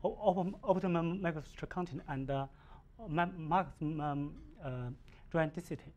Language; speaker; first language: English; non-native, learner; Chinese